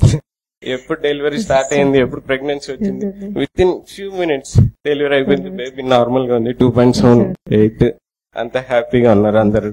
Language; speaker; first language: Telugu; native; Telugu